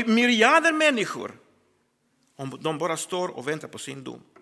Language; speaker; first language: Swedish; non-native, fluent; Croatian